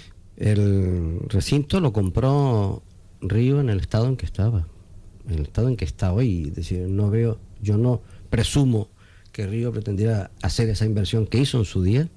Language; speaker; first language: Spanish; native; Spanish